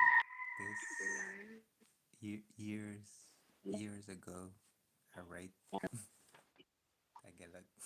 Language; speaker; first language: English; non-native, learner; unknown